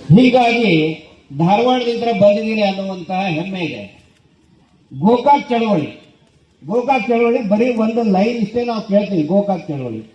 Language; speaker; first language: Kannada; native; Kannada